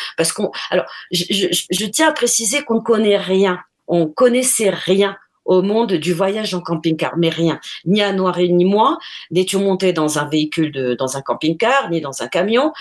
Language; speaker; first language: French; non-native, local second language; Arabic